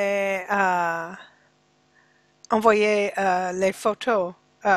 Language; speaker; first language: French; non-native, learner; English